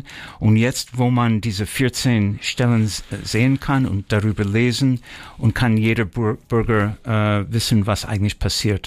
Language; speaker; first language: German; early bilingual, heritage; German